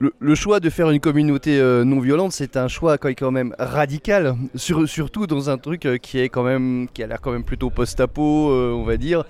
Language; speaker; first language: French; native; French